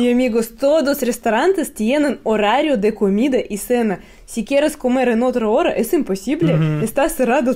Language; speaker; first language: Spanish; non-native, fluent; Russian